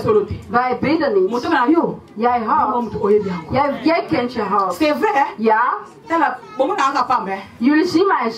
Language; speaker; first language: Dutch; non-native, fluent; Lingala